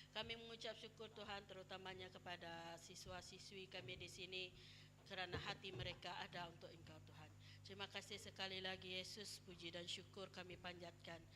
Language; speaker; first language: Malay; non-native, local second language; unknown